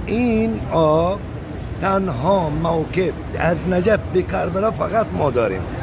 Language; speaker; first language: Persian; non-native, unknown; Arabic